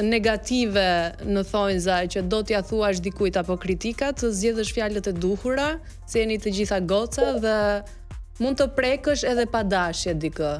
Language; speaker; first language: Albanian; native; Albanian